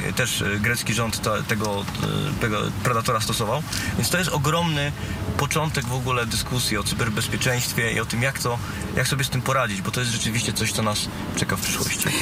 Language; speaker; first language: Polish; native; Polish